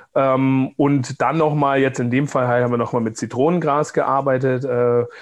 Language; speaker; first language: German; native; German